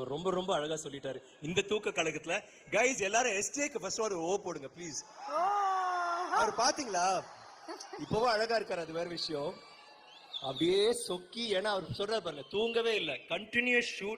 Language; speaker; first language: Tamil; native; Tamil